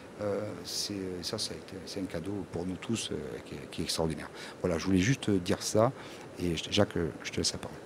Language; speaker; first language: French; native; French